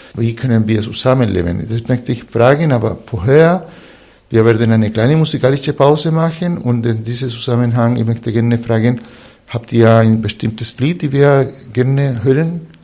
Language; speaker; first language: German; non-native, fluent; Spanish